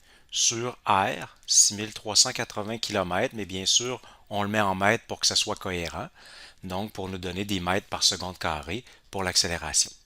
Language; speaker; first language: French; native; French